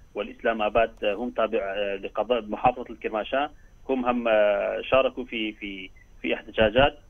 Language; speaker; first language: Arabic; non-native, learner; Kurdish